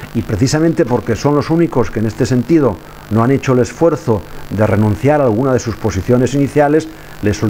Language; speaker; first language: Spanish; non-native, local second language; Catalan